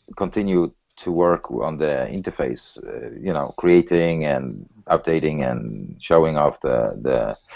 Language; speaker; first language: English; early bilingual, other home language; Polish